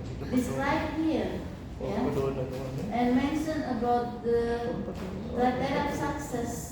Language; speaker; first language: English; non-native, fluent; Indonesian